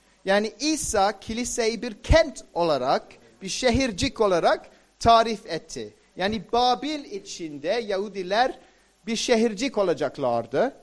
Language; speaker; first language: Turkish; non-native, fluent; English